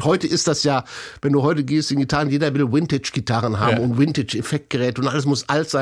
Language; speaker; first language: German; native; German